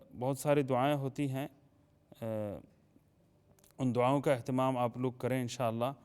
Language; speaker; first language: Urdu; native; Urdu